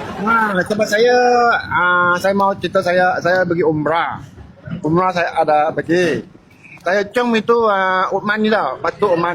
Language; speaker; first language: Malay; non-native, local second language; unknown